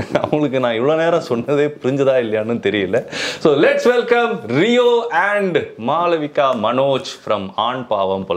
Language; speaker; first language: Tamil; native; Tamil